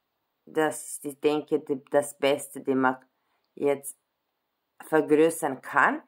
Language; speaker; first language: German; non-native, fluent; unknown